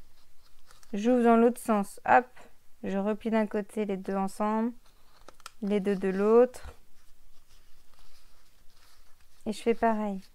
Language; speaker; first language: French; native; French